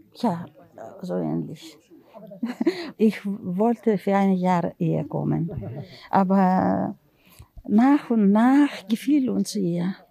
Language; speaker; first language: German; non-native, learner; Greek